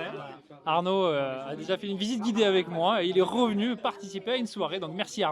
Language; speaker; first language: French; native; French